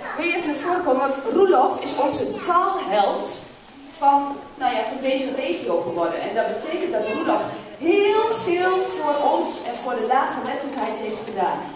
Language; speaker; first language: Dutch; native; Dutch